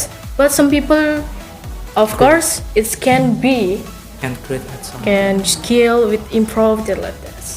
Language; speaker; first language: English; non-native, learner; Indonesian